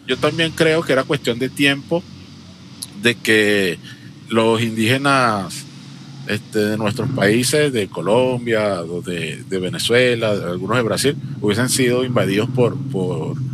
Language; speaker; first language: Spanish; native; Spanish